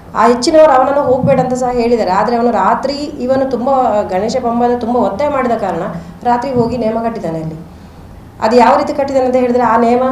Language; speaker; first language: Kannada; non-native, local second language; Tulu